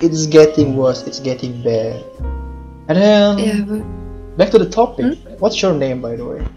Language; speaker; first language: English; non-native, learner; Indonesian